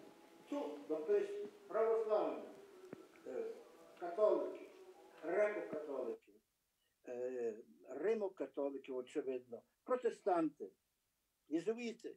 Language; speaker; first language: Ukrainian; early bilingual, heritage; Ukrainian